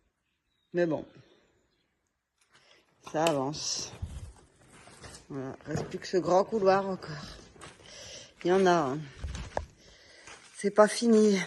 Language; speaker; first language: French; native; French